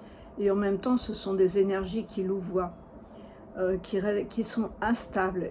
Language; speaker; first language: French; native; French